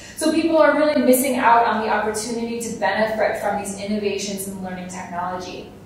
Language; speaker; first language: English; native; English